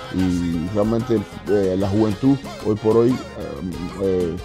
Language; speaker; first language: Spanish; native; Spanish